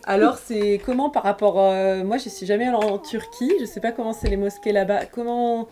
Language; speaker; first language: French; native; French